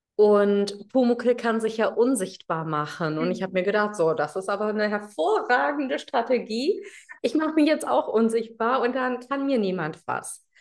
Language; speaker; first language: German; early bilingual, other home language; Tamil